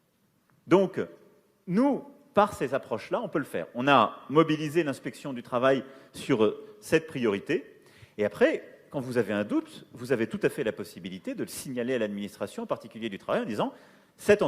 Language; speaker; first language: French; native; French